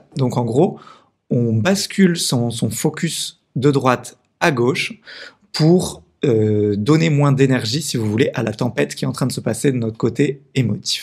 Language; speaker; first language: French; native; French